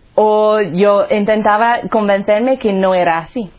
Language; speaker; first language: Spanish; non-native, fluent; English